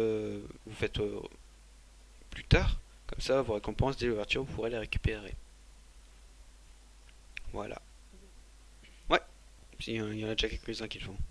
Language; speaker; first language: French; native; French